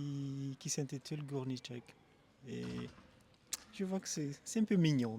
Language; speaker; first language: French; non-native, local second language; Malagasy